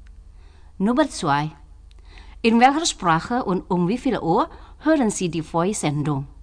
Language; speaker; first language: German; non-native, learner; Indonesian